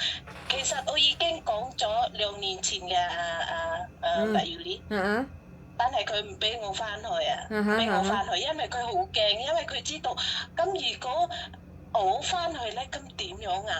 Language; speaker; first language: Cantonese; non-native, fluent; Indonesian